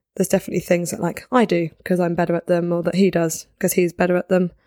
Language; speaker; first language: English; native; English